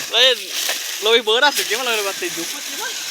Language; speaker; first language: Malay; non-native, local second language; Sundanese